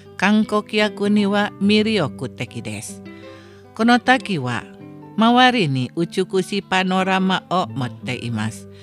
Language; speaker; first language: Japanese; non-native, fluent; Indonesian